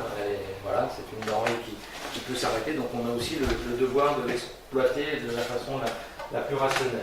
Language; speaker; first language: French; native; French